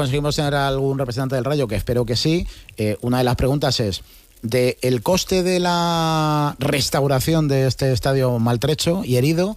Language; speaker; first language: Spanish; native; Spanish